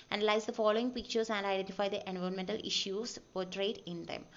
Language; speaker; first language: English; non-native, local second language; Malayalam